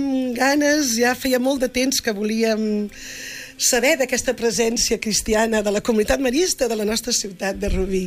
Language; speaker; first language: Catalan; native; Catalan